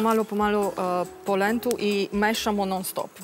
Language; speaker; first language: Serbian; non-native, learner; Romanian